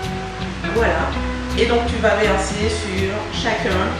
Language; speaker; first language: French; native; French